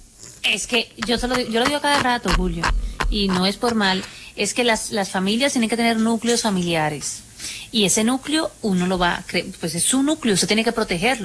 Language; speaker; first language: Spanish; native; Spanish